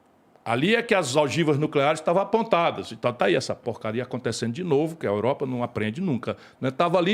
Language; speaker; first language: Portuguese; native; Portuguese